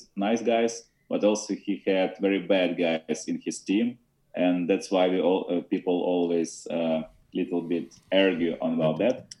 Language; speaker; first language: English; non-native, learner; Ukrainian